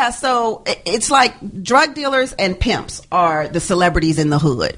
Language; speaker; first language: English; native; English